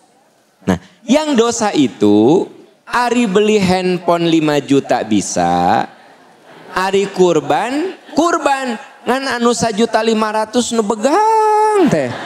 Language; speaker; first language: Indonesian; non-native, local second language; Sundanese